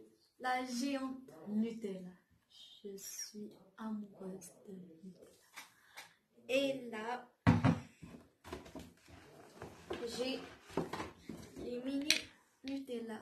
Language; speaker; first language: French; non-native, local second language; Arabic